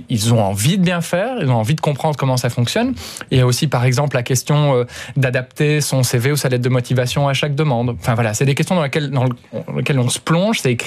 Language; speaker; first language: French; native; French